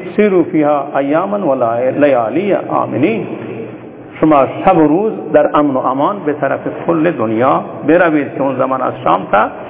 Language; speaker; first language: Persian; non-native, local second language; Baluchi